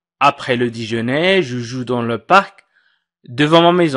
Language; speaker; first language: French; non-native, fluent; Arabic